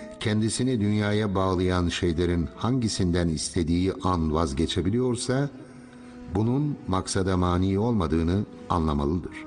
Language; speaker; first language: Turkish; native; Turkish